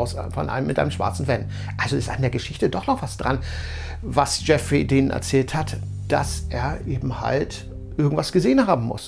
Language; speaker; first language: German; native; German